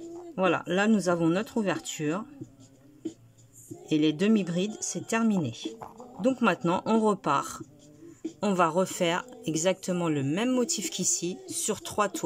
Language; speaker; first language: French; native; French